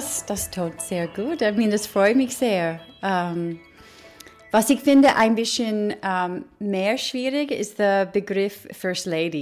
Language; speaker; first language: German; non-native, fluent; English